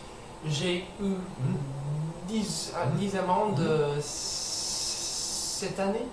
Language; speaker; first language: French; non-native, learner; English